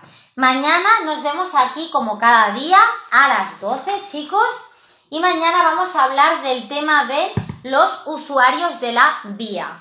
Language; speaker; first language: Spanish; native; Spanish